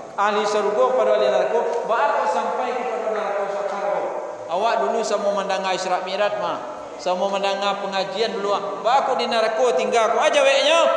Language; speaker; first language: Malay; non-native, local second language; Minangkabau